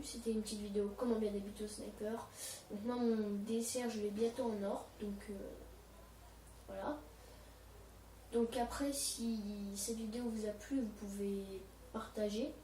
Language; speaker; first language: French; native; French